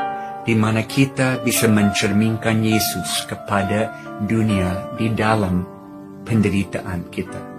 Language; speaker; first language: Indonesian; non-native, fluent; English